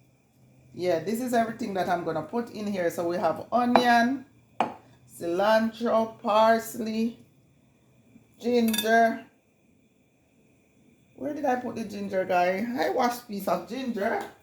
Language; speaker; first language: English; non-native, local second language; Jamaican Creole English